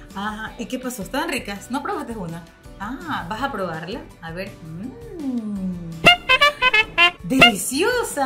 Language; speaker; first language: Spanish; native; Spanish